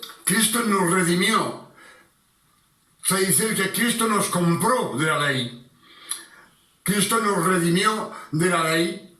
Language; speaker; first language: Spanish; non-native, fluent; French